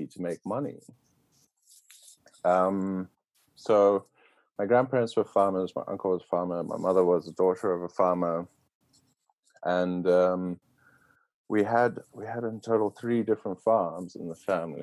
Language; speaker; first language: English; native; English